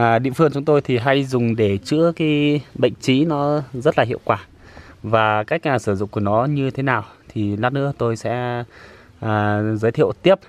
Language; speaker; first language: Vietnamese; non-native, local second language; Iu Mien